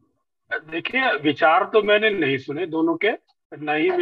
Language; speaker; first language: Hindi; native; Hindi